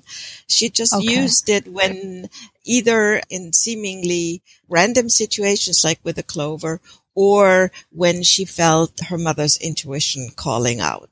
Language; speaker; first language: English; non-native, fluent; German